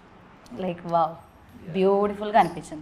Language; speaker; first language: Telugu; non-native, learner; Malayalam